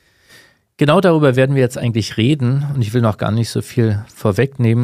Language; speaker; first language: German; native; German